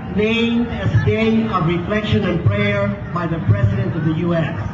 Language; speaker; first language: English; non-native, fluent; Spanish